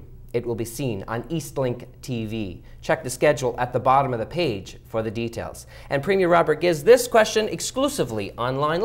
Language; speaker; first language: English; native; English